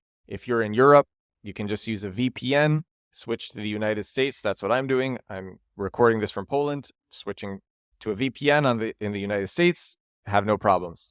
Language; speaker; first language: English; native; English